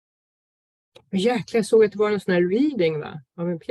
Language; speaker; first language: Swedish; native; Swedish